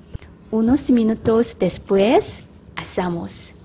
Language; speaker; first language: Spanish; non-native, fluent; Korean